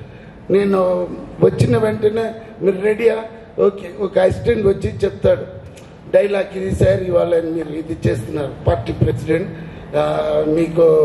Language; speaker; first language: Telugu; non-native, learner; Tamil